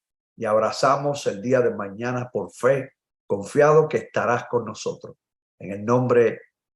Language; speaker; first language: Spanish; native; Spanish